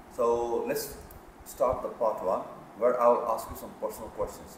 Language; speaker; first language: English; non-native, fluent; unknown